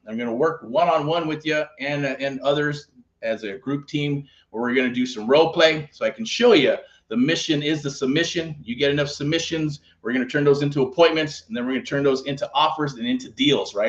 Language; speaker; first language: English; native; English